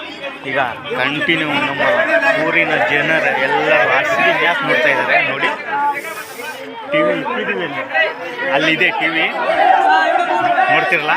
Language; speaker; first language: Kannada; non-native, local second language; Lambadi